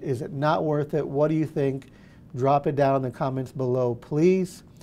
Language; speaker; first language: English; early bilingual, other home language; Spanish